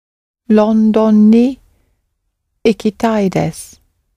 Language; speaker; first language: Japanese; non-native, learner; English